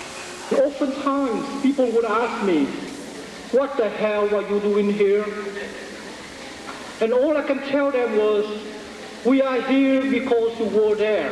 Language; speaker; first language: English; non-native, fluent; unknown